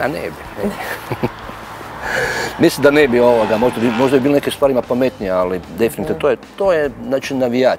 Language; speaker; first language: Croatian; native; Croatian